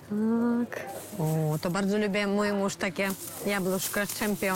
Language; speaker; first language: Polish; non-native, learner; Ukrainian